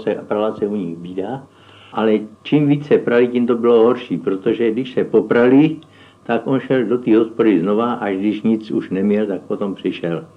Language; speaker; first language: Czech; native; Czech